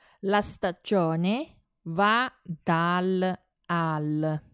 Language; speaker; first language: Italian; non-native, fluent; Chinese